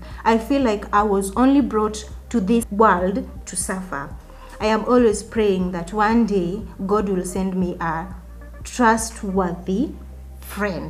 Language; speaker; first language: English; non-native, local second language; Swahili